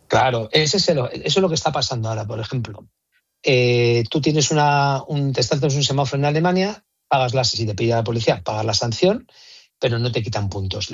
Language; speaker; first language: Spanish; native; Spanish